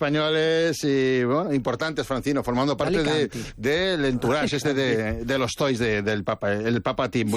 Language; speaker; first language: Spanish; native; Spanish